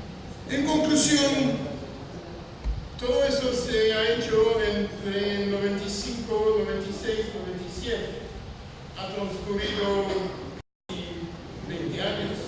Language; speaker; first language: Spanish; non-native, fluent; French